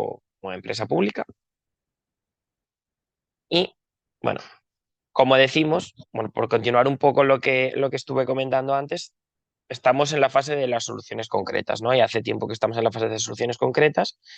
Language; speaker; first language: Spanish; native; Spanish